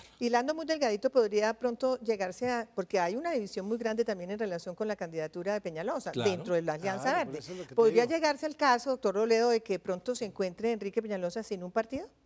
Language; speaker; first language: Spanish; native; Spanish